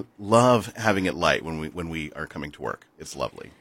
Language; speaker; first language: English; native; English